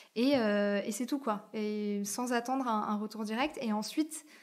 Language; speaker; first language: French; native; French